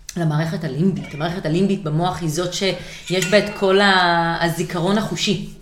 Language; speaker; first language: Hebrew; native; Hebrew